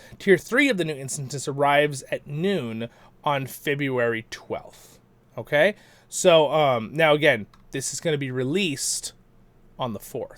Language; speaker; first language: English; native; English